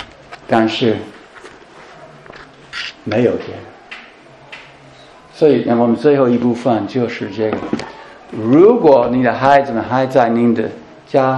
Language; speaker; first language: Chinese; non-native, fluent; English